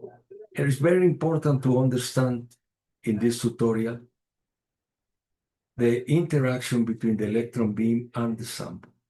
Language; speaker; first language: English; non-native, fluent; Spanish